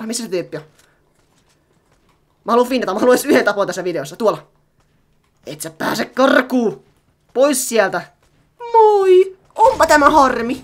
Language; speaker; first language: Finnish; native; Finnish